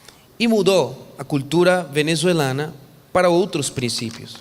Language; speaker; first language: Portuguese; non-native, fluent; Spanish